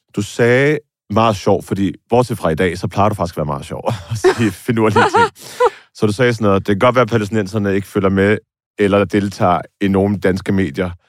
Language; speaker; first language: Danish; native; Danish